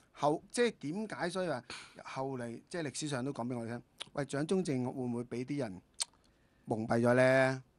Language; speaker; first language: Cantonese; native; Cantonese